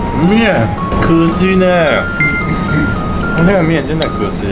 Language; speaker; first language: Chinese; non-native, fluent; Japanese